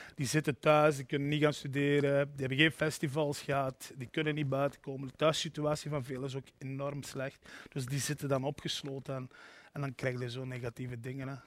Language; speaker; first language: Dutch; native; Dutch